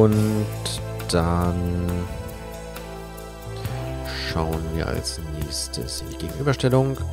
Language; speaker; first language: German; native; German